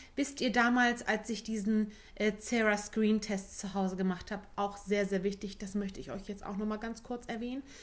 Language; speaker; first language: German; early bilingual, other home language; Turkish